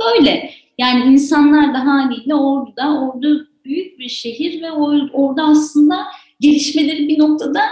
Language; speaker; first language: Turkish; native; Turkish